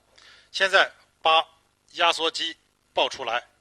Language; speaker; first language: Chinese; native; Chinese